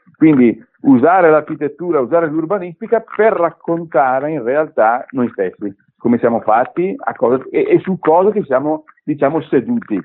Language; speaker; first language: Italian; early bilingual, other home language; Arabic